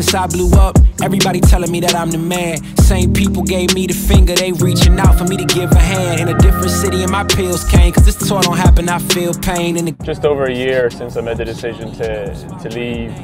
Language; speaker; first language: English; native; English